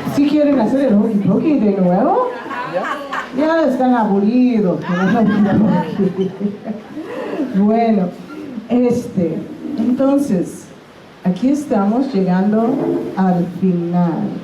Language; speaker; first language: Spanish; non-native, fluent; English